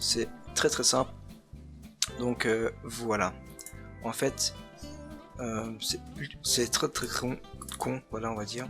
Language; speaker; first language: French; native; French